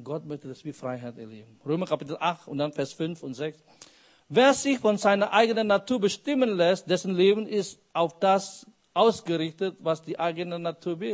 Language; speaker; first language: German; non-native, fluent; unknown